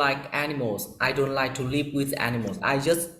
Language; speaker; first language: English; non-native, learner; Vietnamese